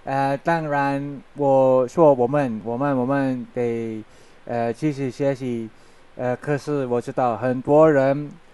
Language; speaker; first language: Chinese; non-native, learner; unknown